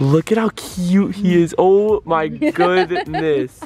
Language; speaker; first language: English; native; English